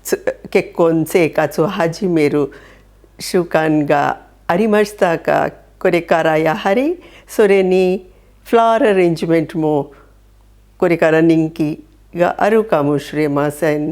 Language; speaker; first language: Japanese; non-native, fluent; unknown